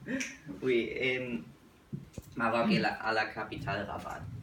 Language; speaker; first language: French; non-native, learner; English